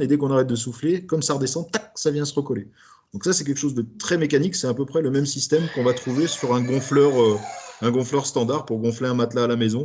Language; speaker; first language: French; native; French